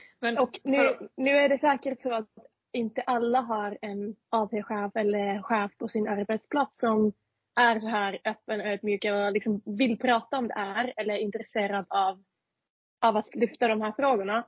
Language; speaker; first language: Swedish; non-native, fluent; Finnish